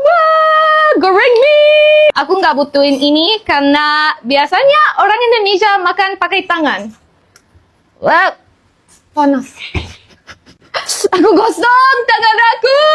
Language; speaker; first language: Indonesian; non-native, learner; English